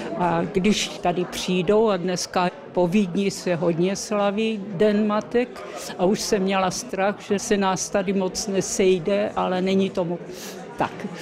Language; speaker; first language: Czech; early bilingual, heritage; Czech